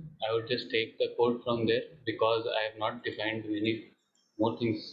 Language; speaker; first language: English; non-native, fluent; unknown